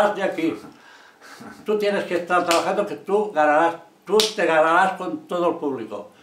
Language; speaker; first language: Spanish; non-native, local second language; Catalan